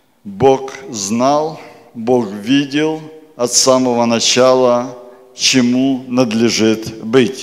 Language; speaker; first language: Polish; non-native, learner; Russian